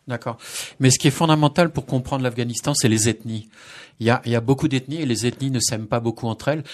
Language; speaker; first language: French; native; French